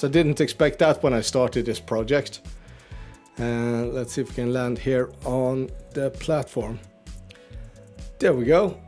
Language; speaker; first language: English; native; English